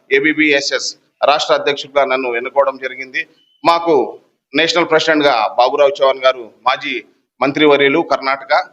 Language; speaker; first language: Telugu; non-native, local second language; Lambadi